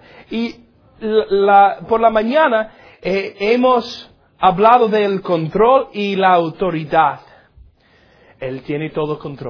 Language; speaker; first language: Spanish; non-native, learner; English